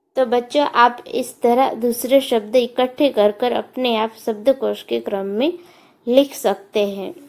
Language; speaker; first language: Hindi; non-native, local second language; Gujarati